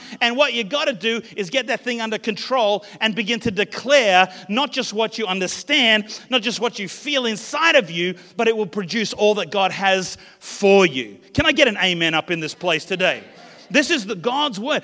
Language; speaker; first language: English; native; English